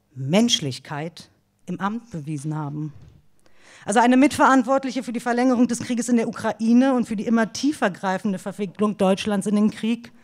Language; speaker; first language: German; native; German